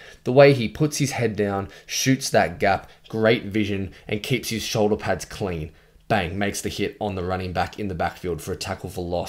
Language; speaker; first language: English; native; English